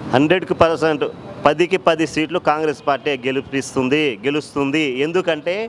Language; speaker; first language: Telugu; non-native, local second language; Lambadi